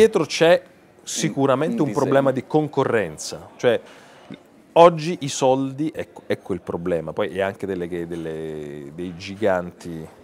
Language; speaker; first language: Italian; native; Italian